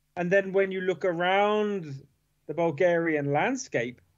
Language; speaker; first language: English; native; English